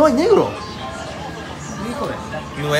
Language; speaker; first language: Spanish; non-native, learner; Japanese